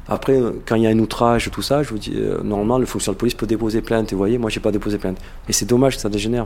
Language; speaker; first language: French; native; French